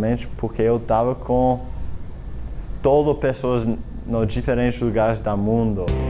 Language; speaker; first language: Portuguese; non-native, learner; English